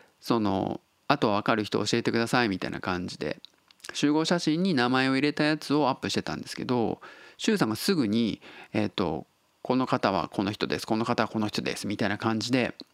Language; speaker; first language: Japanese; native; Japanese